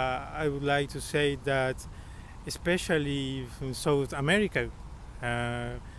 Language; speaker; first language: English; non-native, learner; Spanish